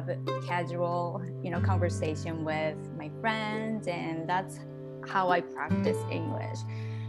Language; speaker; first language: English; non-native, fluent; Japanese